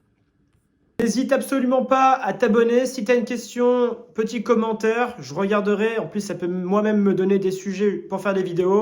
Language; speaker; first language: French; native; French